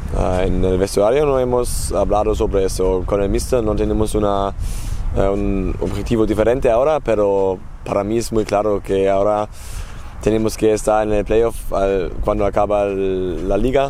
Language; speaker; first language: Spanish; non-native, fluent; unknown